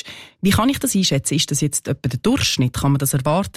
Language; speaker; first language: German; native; German